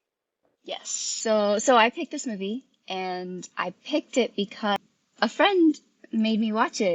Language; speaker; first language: English; native; English